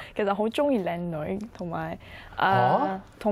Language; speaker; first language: Cantonese; non-native, fluent; Chinese